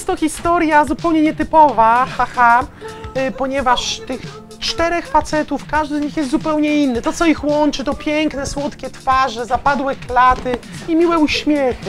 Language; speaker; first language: Polish; native; Polish